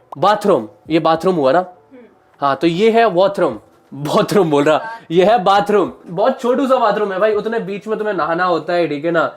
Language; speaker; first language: Hindi; native; Hindi